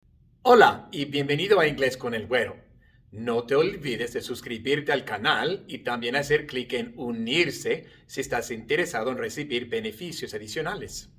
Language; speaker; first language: Spanish; non-native, fluent; English